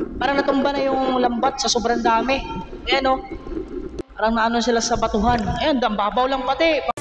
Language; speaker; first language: Filipino; non-native, local second language; Cebuano